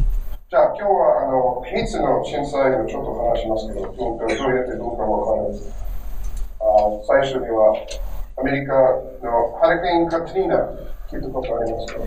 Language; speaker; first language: Japanese; non-native, learner; English